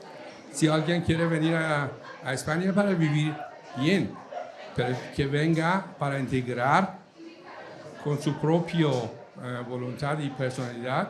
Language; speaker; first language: Spanish; non-native, fluent; Persian